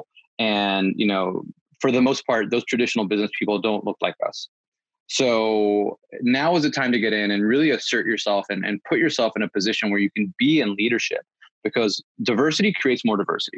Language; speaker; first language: English; native; English